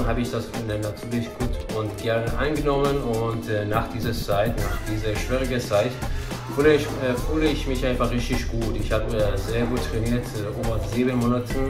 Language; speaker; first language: German; non-native, fluent; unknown